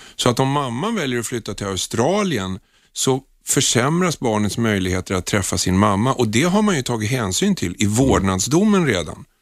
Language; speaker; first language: Swedish; native; Swedish